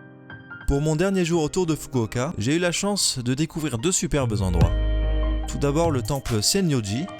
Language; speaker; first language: French; native; French